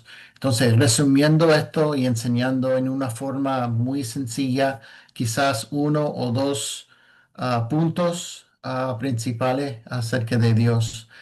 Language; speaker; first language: Spanish; non-native, fluent; English